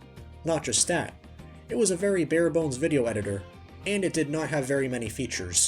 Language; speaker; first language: English; native; English